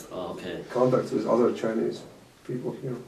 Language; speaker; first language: English; non-native, fluent; Latvian